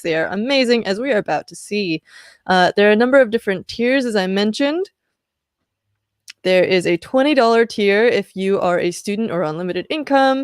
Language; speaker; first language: English; native; English